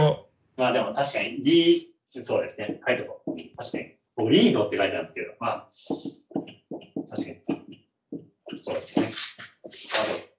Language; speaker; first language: Japanese; native; Japanese